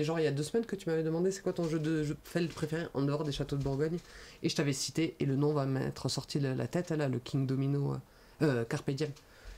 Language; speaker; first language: French; native; French